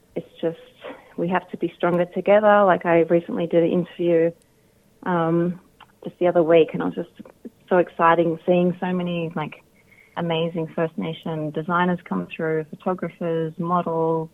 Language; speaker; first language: English; native; English